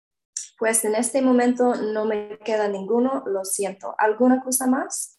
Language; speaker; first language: Spanish; non-native, learner; English